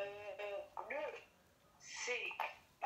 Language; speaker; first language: French; non-native, learner; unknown